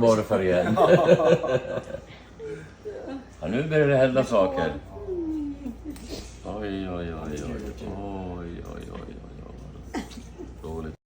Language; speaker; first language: Swedish; native; Swedish